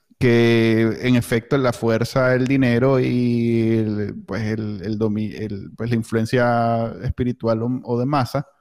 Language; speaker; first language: Spanish; native; Spanish